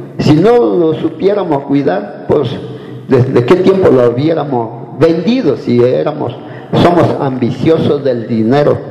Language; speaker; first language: Spanish; non-native, local second language; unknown